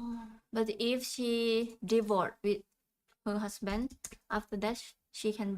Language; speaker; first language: English; non-native, learner; Thai